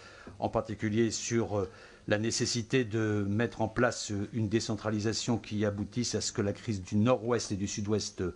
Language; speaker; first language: French; native; French